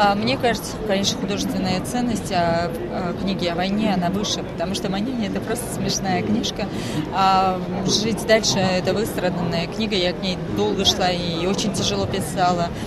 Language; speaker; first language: Russian; non-native, local second language; Armenian